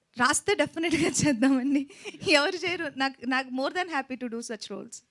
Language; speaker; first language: Telugu; native; Telugu